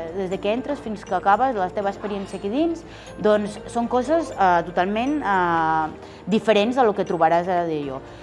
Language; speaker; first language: Catalan; non-native, fluent; Spanish